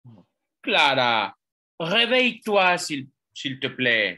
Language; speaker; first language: French; non-native, fluent; Spanish